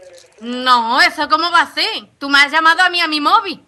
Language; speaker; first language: Spanish; native; Spanish